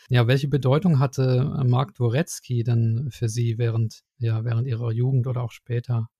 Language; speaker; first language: German; native; German